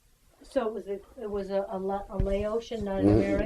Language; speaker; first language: English; native; English